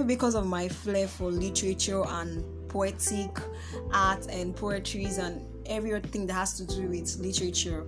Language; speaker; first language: English; non-native, local second language; Igbo